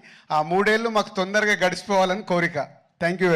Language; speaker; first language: Telugu; native; Telugu